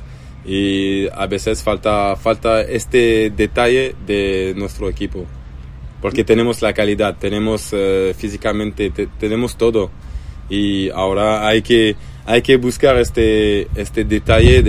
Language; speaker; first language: Spanish; non-native, learner; French